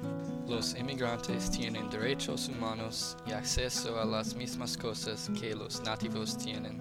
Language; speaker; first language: Spanish; non-native, learner; English